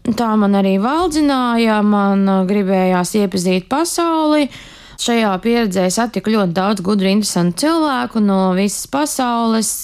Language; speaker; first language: Latvian; native; Latvian